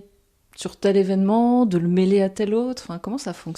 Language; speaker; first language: French; native; French